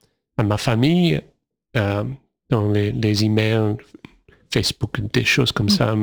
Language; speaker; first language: French; non-native, fluent; English